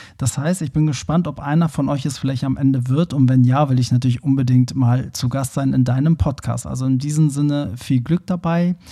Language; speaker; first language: German; native; German